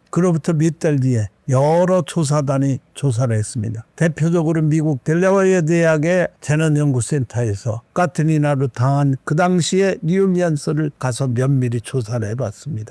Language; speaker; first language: Korean; native; Korean